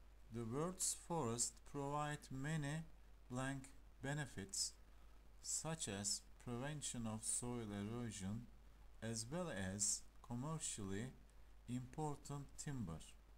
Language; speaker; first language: English; non-native, fluent; Turkish